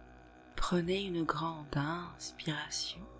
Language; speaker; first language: French; native; French